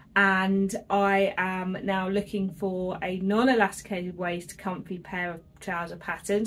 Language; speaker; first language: English; native; English